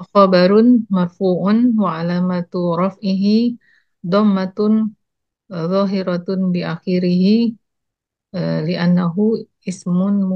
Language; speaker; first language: Arabic; non-native, learner; Indonesian